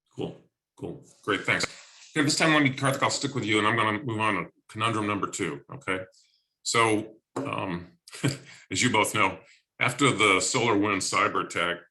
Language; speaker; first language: English; native; English